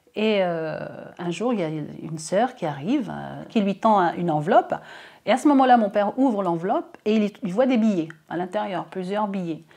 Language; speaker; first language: French; early bilingual, other home language; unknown